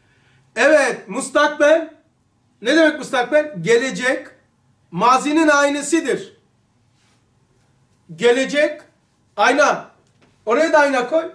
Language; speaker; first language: Turkish; native; Turkish